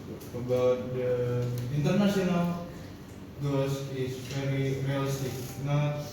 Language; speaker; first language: English; non-native, learner; Indonesian